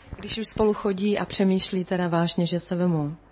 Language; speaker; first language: Czech; native; Czech